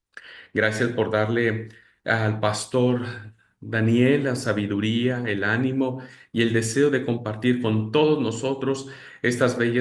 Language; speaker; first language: Spanish; native; Spanish